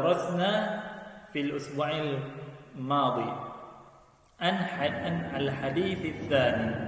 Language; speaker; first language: Arabic; non-native, fluent; Indonesian